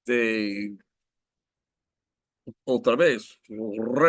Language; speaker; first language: Spanish; non-native, fluent; English